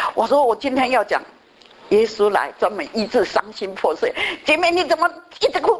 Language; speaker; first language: Chinese; native; Chinese